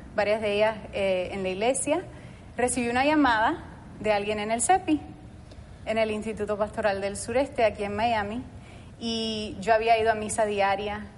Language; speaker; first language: Spanish; early bilingual, heritage; Spanish